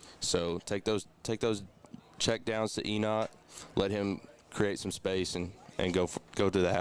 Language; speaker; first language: English; native; English